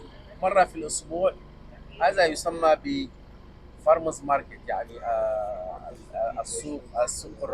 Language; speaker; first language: Arabic; non-native, fluent; Tamasheq